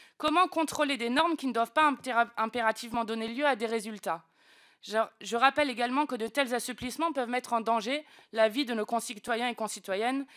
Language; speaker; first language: French; native; French